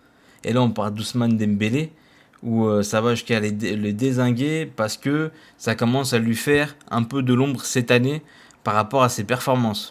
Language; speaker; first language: French; native; French